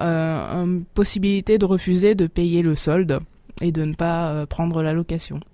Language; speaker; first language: French; native; French